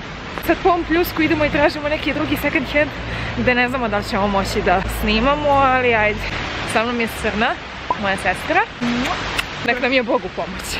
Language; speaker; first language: Serbian; native; Serbian